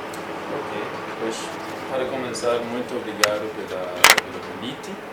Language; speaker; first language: Portuguese; non-native, fluent; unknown